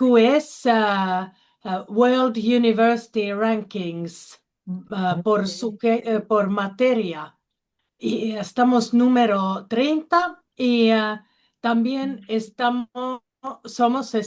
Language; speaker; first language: Spanish; non-native, learner; Finnish